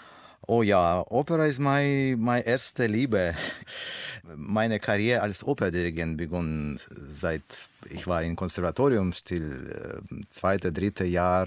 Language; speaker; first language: German; non-native, learner; Russian